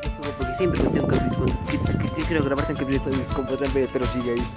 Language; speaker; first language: Spanish; native; Spanish